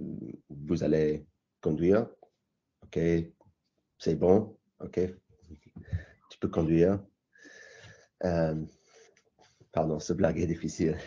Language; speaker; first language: French; non-native, learner; English